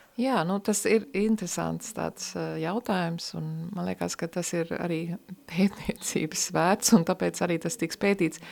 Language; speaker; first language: Latvian; early bilingual, heritage; Latvian